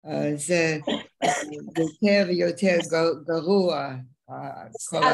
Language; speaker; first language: Hebrew; non-native, learner; English